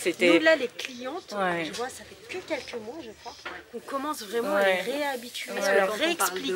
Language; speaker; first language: French; native; French